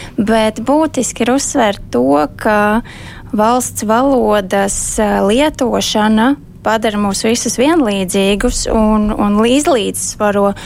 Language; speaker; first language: Latvian; native; Latvian